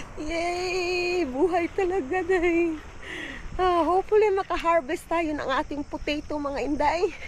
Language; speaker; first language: Filipino; non-native, local second language; Cebuano